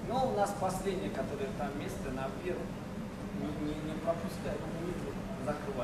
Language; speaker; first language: Russian; non-native, learner; Chinese